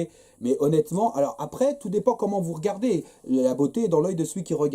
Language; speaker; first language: French; native; French